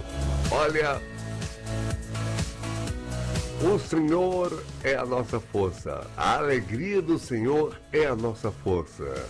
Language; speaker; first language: Portuguese; native; Portuguese